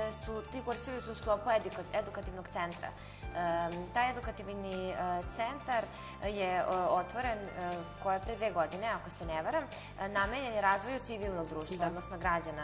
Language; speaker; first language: Serbian; native; Serbian